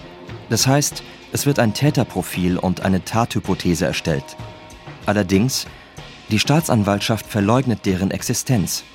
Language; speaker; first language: German; native; German